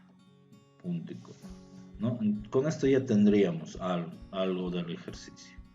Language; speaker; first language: Spanish; native; Spanish